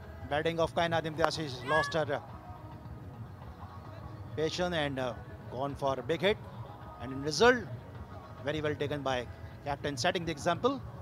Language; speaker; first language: English; non-native, local second language; Urdu